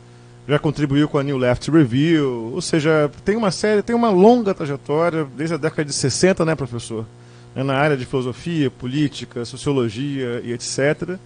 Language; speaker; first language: Portuguese; native; Portuguese